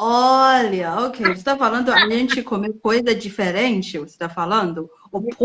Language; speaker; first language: Portuguese; non-native, fluent; Chinese